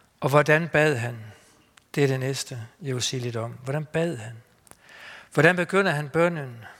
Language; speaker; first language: Danish; native; Danish